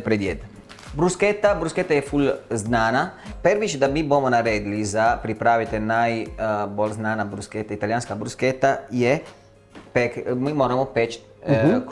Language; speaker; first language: Slovenian; non-native, learner; Italian